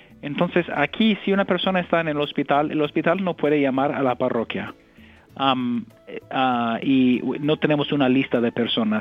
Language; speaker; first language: Spanish; non-native, fluent; English